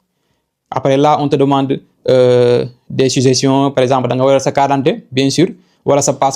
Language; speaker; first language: French; non-native, local second language; Wolof